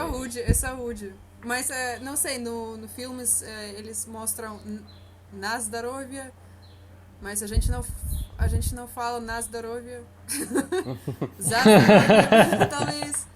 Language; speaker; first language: Portuguese; non-native, learner; Russian